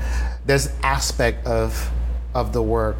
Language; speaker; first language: English; non-native, fluent; Haitian Creole